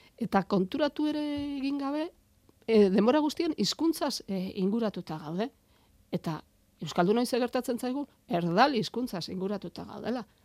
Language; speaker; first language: Basque; native; Basque